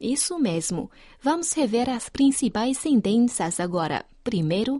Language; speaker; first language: Portuguese; non-native, fluent; Chinese